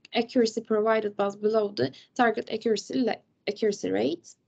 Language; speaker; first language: English; non-native, fluent; Turkish